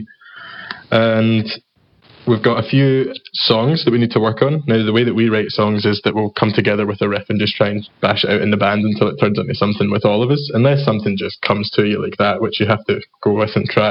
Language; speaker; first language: English; native; English